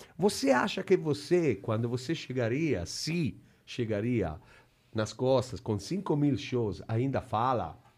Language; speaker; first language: Portuguese; non-native, fluent; Italian